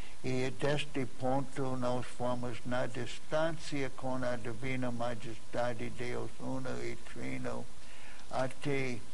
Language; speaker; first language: Portuguese; non-native, fluent; English